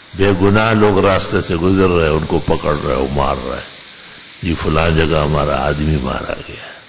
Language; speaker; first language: Urdu; non-native, local second language; Pashto